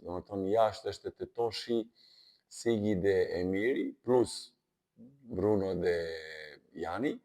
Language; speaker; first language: Albanian; non-native, learner; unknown